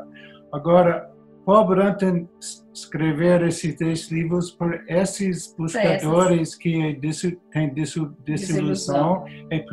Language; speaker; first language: Portuguese; non-native, learner; English